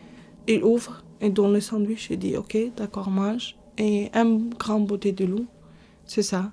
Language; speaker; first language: French; non-native, learner; Arabic